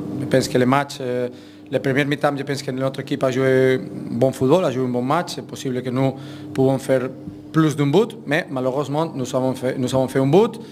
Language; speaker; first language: French; non-native, fluent; Spanish